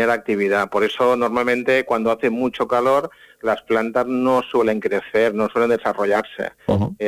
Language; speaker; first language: Spanish; native; Spanish